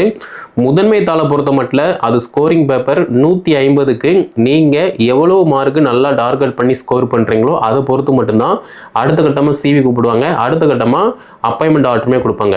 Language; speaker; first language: Tamil; native; Tamil